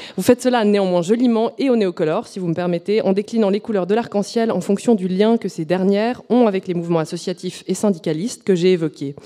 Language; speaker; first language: French; native; French